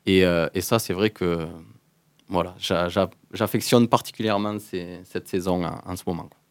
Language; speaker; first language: French; native; French